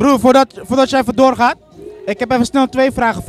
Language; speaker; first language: Dutch; native; Dutch